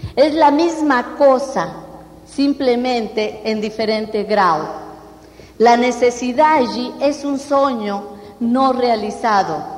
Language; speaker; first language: Spanish; non-native, fluent; Portuguese